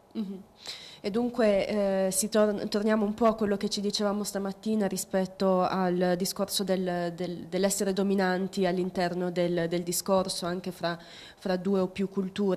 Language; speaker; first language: Italian; native; Italian